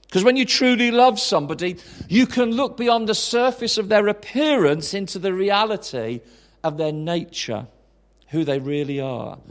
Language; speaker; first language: English; native; English